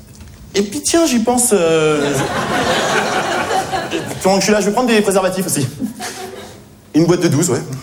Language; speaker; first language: French; native; French